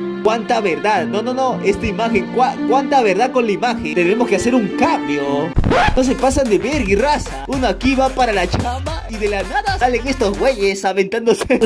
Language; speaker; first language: Spanish; native; Spanish